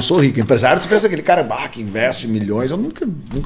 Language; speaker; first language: Portuguese; native; Portuguese